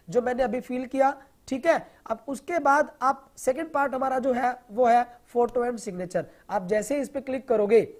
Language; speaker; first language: Hindi; non-native, local second language; Punjabi